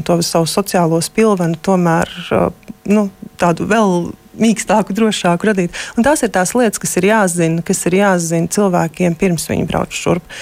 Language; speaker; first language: Latvian; native; Latvian